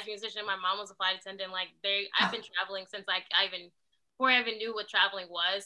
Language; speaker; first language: English; native; English